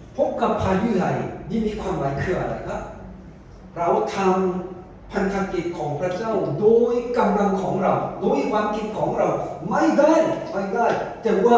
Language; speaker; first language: Thai; non-native, fluent; Korean